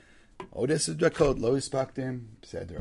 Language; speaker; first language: Hebrew; non-native, fluent; English